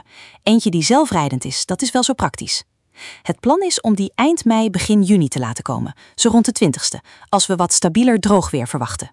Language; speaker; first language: Dutch; native; Dutch